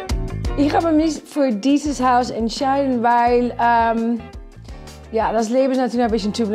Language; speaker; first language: German; non-native, fluent; Dutch